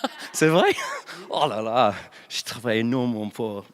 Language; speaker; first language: French; non-native, learner; English